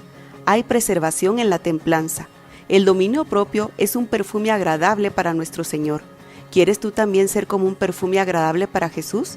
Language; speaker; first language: Spanish; native; Spanish